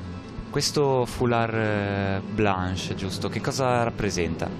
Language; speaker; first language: Italian; native; Italian